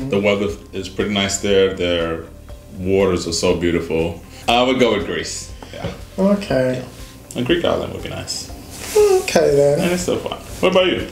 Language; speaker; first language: English; native; English